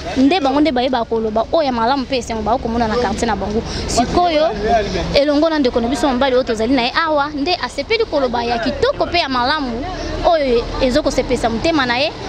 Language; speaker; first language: Lingala; native; Lingala